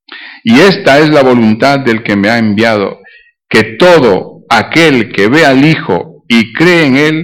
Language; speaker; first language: Spanish; native; Spanish